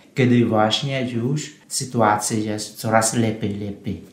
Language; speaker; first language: Polish; non-native, fluent; Vietnamese